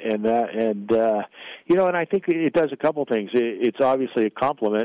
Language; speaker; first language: English; native; English